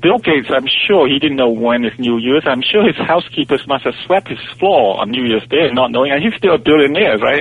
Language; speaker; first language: English; non-native, local second language; Cantonese